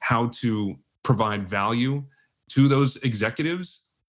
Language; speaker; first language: English; native; English